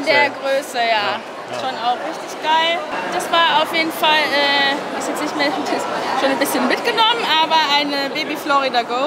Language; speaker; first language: German; native; German